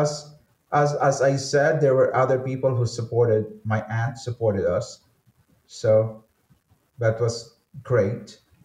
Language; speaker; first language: English; non-native, local second language; Filipino